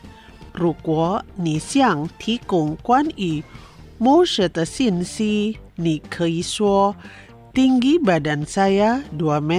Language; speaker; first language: Chinese; non-native, fluent; Indonesian